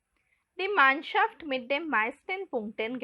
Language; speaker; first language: German; non-native, fluent; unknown